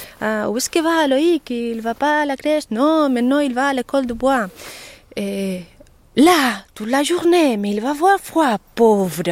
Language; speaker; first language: French; non-native, fluent; Catalan